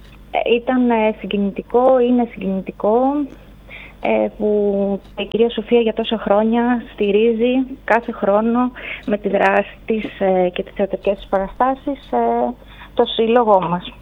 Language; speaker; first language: Greek; native; Greek